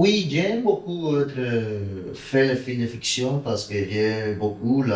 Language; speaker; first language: French; non-native, learner; Spanish